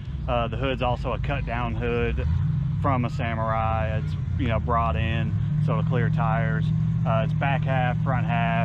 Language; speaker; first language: English; native; English